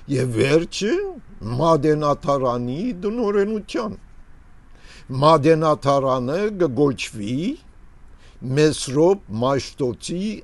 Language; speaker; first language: Armenian; early bilingual, heritage; Armenian